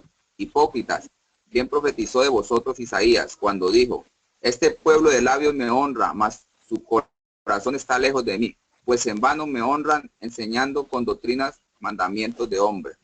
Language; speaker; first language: Spanish; native; Spanish